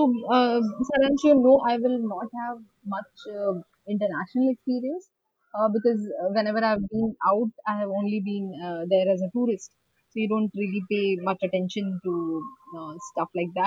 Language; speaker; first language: English; non-native, local second language; Hindi